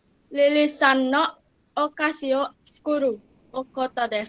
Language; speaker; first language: Japanese; non-native, learner; Indonesian